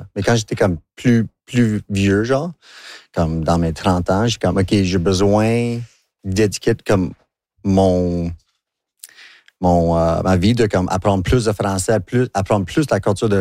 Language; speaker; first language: French; non-native, local second language; English